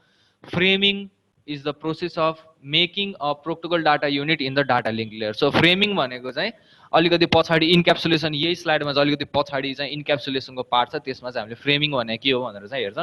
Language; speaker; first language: Nepali; native; Nepali